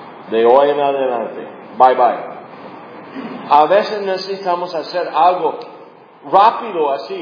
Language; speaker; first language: Spanish; non-native, fluent; English